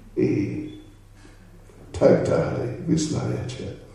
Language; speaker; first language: Russian; non-native, learner; English